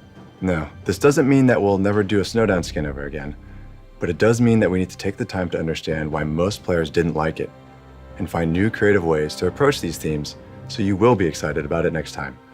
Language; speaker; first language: English; native; English